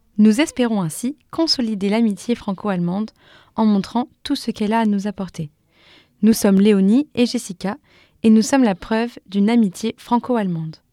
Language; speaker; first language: French; native; French